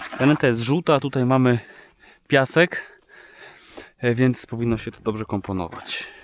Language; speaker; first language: Polish; native; Polish